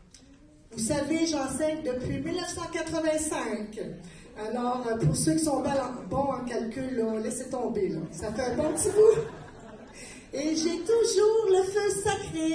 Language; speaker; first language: French; native; French